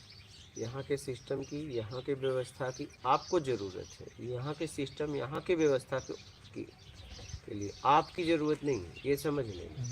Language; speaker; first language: Hindi; native; Hindi